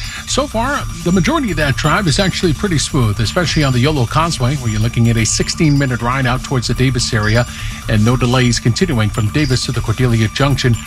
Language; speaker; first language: English; native; English